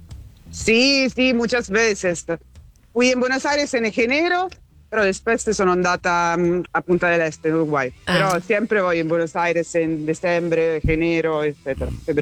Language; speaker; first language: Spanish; non-native, learner; Italian